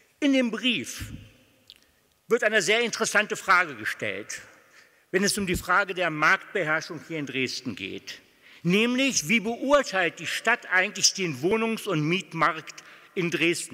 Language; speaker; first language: German; native; German